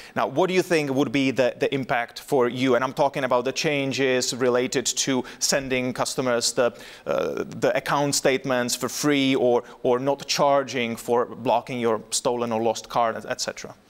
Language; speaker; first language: English; non-native, fluent; Czech